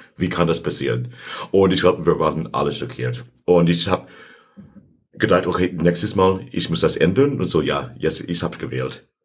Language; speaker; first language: German; non-native, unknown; English